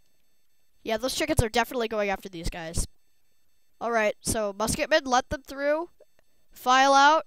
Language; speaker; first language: English; native; English